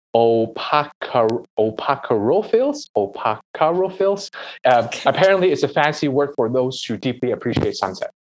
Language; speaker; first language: English; non-native, local second language; Cantonese